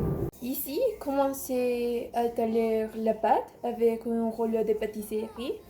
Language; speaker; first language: French; non-native, learner; Spanish